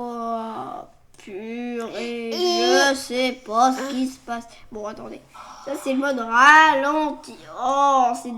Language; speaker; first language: French; native; French